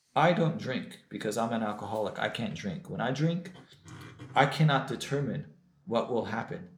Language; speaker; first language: English; native; English